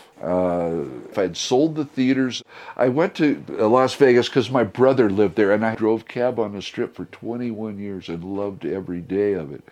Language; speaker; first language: English; native; English